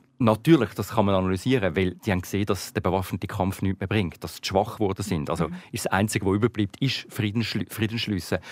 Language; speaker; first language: German; native; German